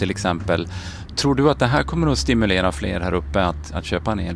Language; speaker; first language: Swedish; native; Swedish